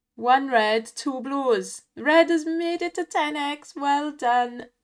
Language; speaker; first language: English; native; English